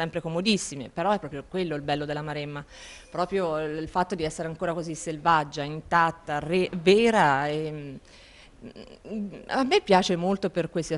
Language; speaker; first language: Italian; native; Italian